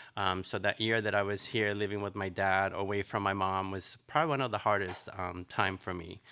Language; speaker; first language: English; early bilingual, other home language; Spanish